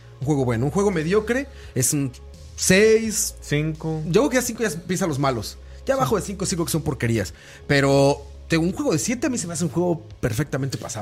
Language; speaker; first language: Spanish; native; Spanish